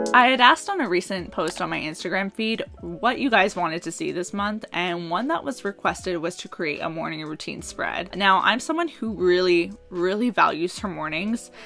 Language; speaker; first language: English; native; English